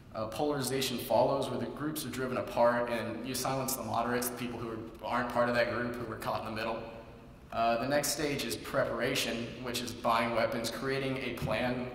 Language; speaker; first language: English; native; English